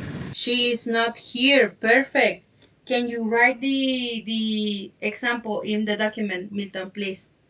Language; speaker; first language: English; non-native, fluent; Spanish